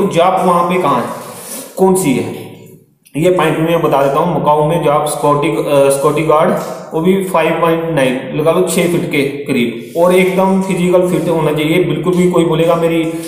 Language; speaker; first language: Hindi; native; Hindi